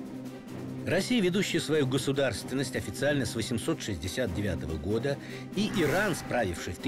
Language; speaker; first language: Russian; native; Russian